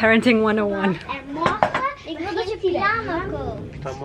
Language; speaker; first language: Dutch; early bilingual, other home language; Turkish